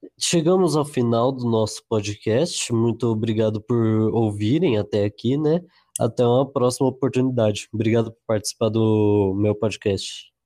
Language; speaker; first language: Portuguese; native; Portuguese